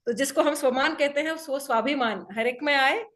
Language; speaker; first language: Hindi; non-native, local second language; Gujarati